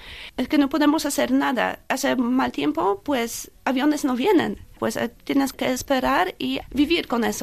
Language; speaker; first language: Spanish; non-native, fluent; Polish